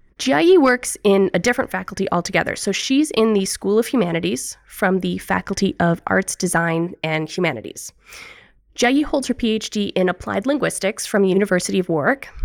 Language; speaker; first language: English; native; English